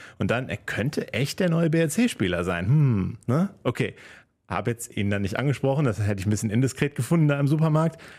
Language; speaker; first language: German; native; German